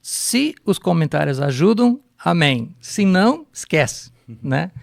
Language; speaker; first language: Portuguese; non-native, fluent; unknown